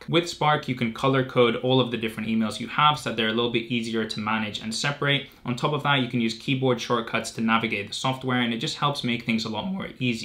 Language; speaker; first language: English; native; English